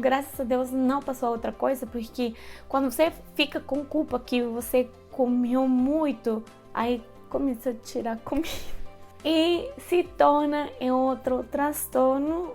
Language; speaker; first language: Portuguese; non-native, fluent; Spanish